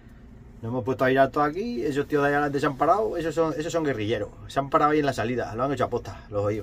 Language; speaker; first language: Spanish; native; Spanish